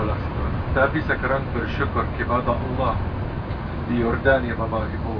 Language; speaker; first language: Indonesian; non-native, fluent; Arabic